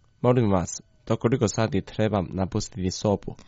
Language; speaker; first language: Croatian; non-native, fluent; Chinese